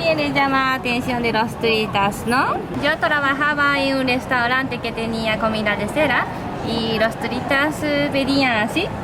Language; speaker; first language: Spanish; non-native, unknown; Japanese